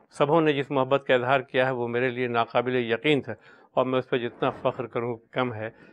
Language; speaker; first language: Urdu; native; Urdu